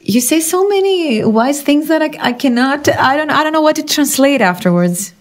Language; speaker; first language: English; non-native, fluent; Greek